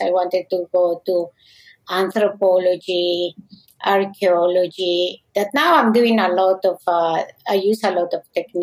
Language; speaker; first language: English; non-native, fluent; Spanish